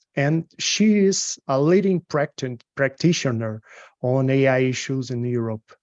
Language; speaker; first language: English; non-native, fluent; Portuguese